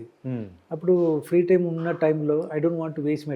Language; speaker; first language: Telugu; non-native, learner; Malayalam